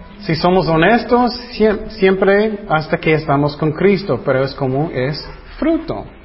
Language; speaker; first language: Spanish; non-native, fluent; English